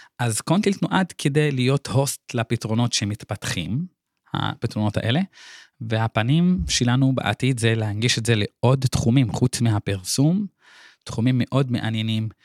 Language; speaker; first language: Hebrew; non-native, local second language; Arabic